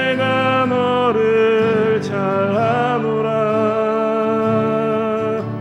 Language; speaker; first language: Korean; native; Korean